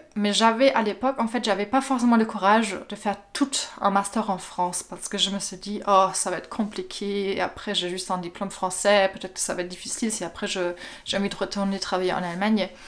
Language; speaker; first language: French; non-native, fluent; German